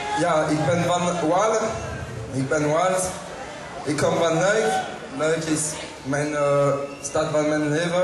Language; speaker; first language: Dutch; non-native, local second language; French